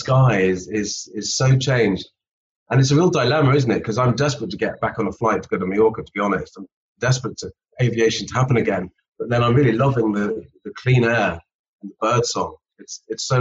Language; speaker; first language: English; native; English